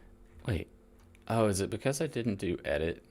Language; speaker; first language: English; native; English